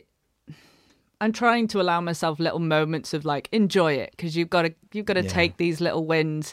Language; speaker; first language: English; native; English